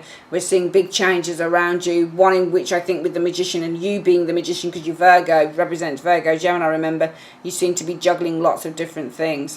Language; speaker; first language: English; native; English